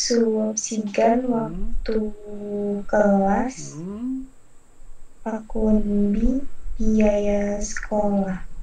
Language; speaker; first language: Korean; non-native, learner; Indonesian